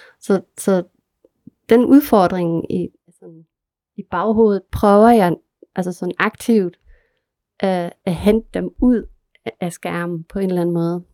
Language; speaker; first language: Danish; non-native, fluent; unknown